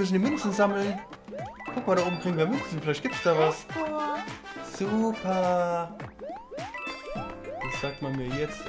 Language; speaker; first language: German; native; German